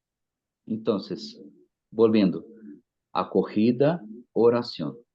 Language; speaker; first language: Spanish; non-native, fluent; Portuguese